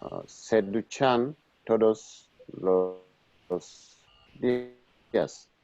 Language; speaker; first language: Spanish; non-native, learner; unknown